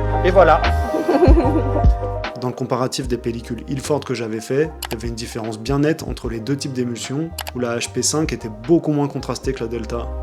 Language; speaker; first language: French; native; French